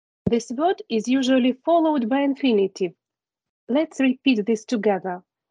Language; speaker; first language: English; non-native, fluent; Ukrainian